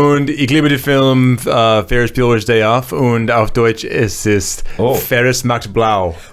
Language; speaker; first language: German; non-native, learner; English